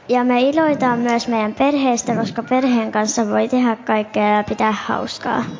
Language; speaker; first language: Finnish; early bilingual, heritage; Finnish